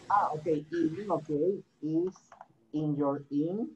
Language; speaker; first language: English; non-native, learner; Spanish